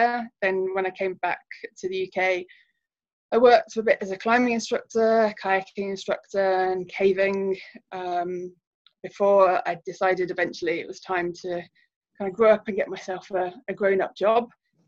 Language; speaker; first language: English; native; English